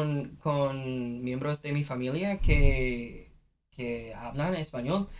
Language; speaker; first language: Spanish; non-native, fluent; English